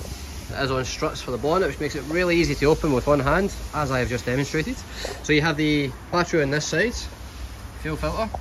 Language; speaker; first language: English; native; English